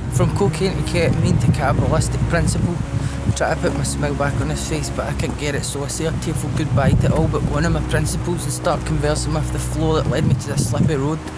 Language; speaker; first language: English; native; English